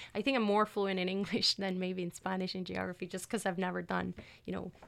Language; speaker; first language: English; non-native, fluent; Spanish